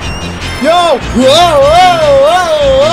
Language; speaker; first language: English; native; English